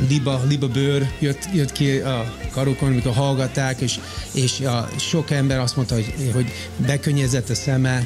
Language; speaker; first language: Hungarian; early bilingual, heritage; Hungarian